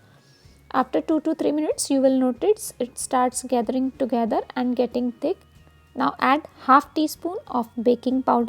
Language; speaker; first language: English; non-native, local second language; Hindi